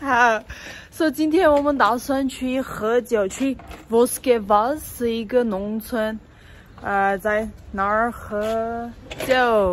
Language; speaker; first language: Chinese; non-native, fluent; Armenian